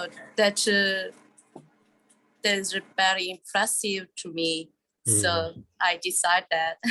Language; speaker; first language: English; non-native, learner; Korean